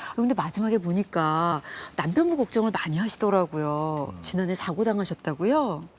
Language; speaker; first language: Korean; native; Korean